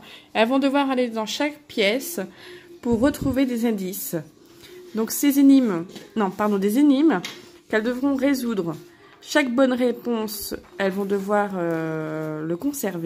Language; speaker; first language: French; native; French